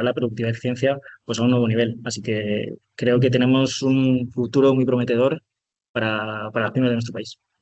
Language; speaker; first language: Spanish; native; Spanish